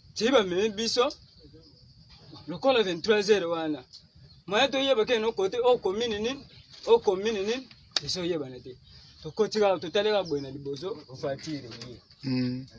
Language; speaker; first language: Lingala; non-native, local second language; Kongo